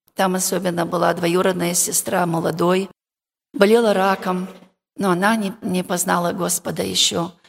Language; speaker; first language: Russian; non-native, local second language; Romanian